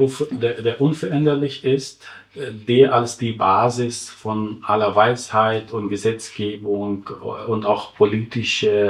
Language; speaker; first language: German; non-native, fluent; Arabic